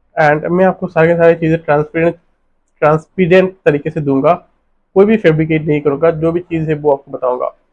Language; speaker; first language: Hindi; non-native, local second language; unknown